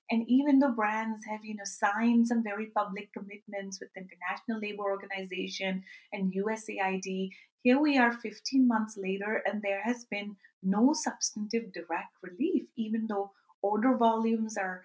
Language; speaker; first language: English; non-native, local second language; Urdu